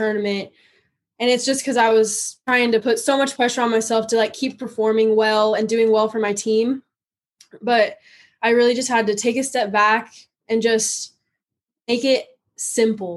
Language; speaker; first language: English; native; English